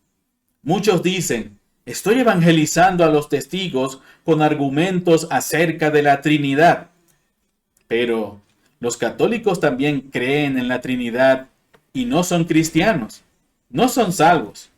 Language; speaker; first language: Spanish; non-native, fluent; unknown